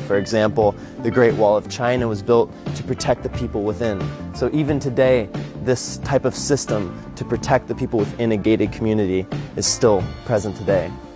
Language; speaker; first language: English; native; English